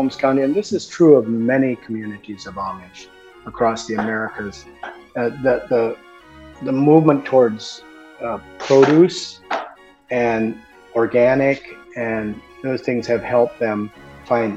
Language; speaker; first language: English; early bilingual, other home language; German